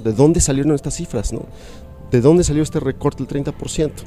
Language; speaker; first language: Spanish; native; Spanish